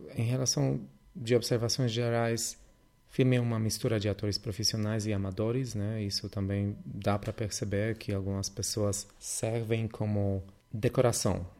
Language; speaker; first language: Portuguese; non-native, fluent; Polish